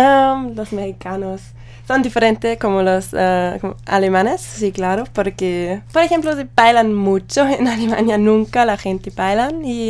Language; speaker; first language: Spanish; non-native, learner; German